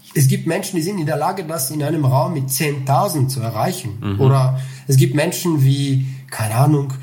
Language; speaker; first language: German; non-native, fluent; Bulgarian